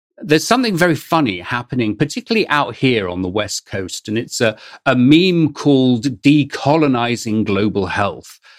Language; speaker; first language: English; native; English